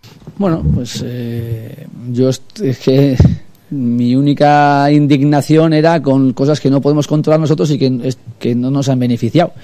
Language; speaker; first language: Spanish; native; Spanish